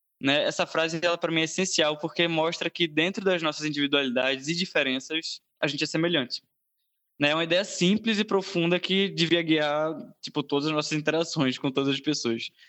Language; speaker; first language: Portuguese; native; Portuguese